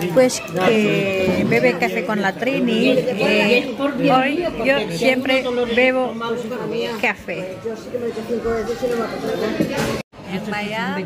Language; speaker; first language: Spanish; non-native, learner; Indonesian